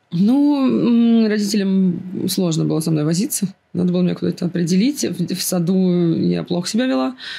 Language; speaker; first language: Russian; native; Russian